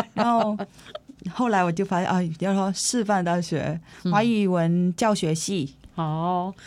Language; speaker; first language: Chinese; non-native, fluent; Vietnamese